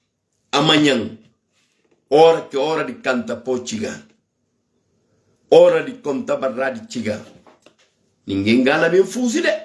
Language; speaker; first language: Portuguese; non-native, local second language; Upper Guinea Crioulo